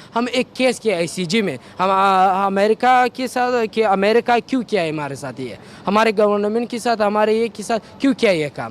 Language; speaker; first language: Hindi; non-native, learner; Pashto